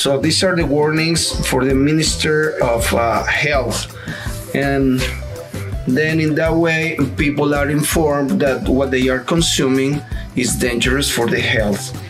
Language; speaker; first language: English; non-native, fluent; Spanish